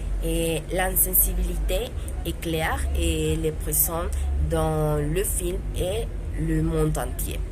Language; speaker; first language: French; non-native, learner; Spanish